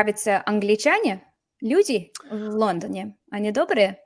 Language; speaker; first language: Russian; non-native, fluent; English